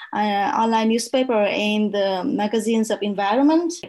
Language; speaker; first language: English; non-native, fluent; Vietnamese